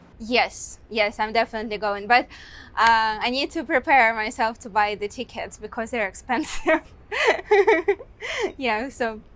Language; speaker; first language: English; non-native, fluent; Russian